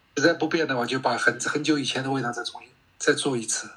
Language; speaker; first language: Chinese; native; Chinese